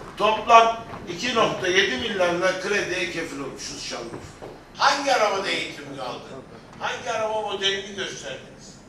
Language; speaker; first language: Turkish; native; Turkish